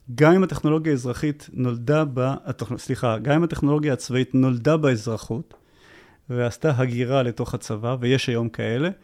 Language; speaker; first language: Hebrew; native; Hebrew